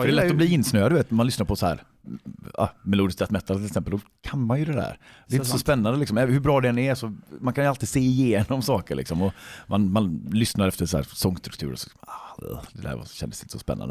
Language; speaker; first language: Swedish; native; Swedish